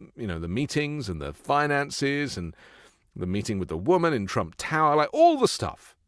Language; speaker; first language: English; native; English